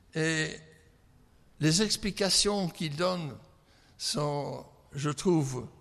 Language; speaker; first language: French; non-native, fluent; English